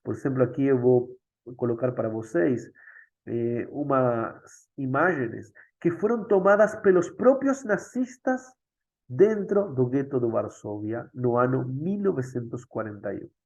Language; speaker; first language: Portuguese; non-native, fluent; Spanish